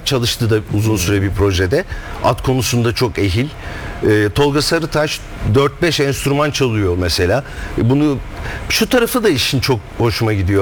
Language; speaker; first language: Turkish; native; Turkish